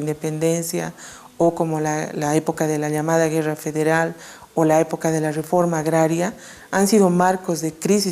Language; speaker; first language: Spanish; native; Spanish